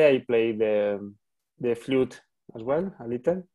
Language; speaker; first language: English; non-native, learner; Spanish